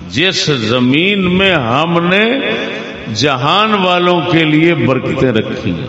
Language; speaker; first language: Urdu; non-native, local second language; Punjabi